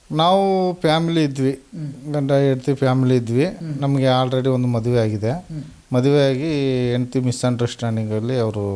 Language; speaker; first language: Kannada; native; Kannada